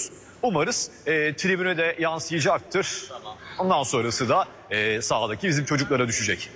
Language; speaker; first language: Turkish; native; Turkish